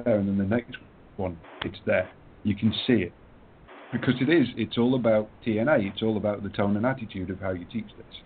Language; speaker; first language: English; native; English